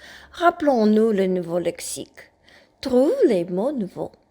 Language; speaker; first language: French; non-native, fluent; Ukrainian